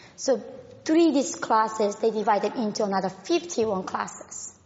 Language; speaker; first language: English; non-native, fluent; Korean